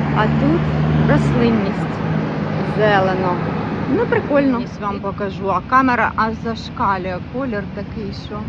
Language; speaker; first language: Ukrainian; non-native, local second language; Russian